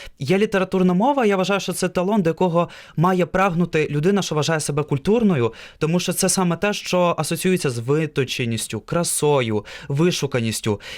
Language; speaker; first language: Ukrainian; non-native, local second language; Russian